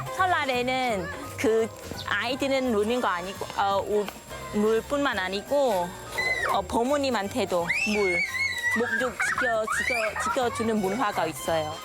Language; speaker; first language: Korean; non-native, learner; Khmer